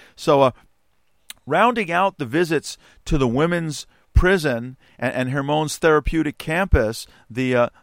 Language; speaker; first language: English; native; English